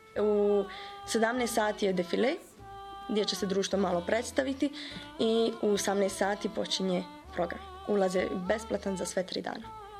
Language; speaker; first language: Serbian; early bilingual, heritage; Bosnian